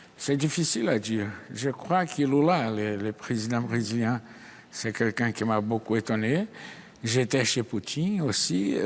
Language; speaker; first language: French; non-native, fluent; Portuguese